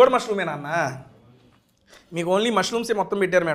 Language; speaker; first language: Telugu; native; Telugu